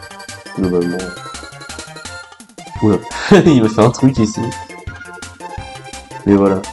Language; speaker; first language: French; native; French